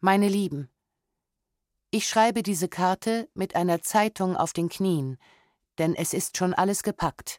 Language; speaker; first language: German; native; German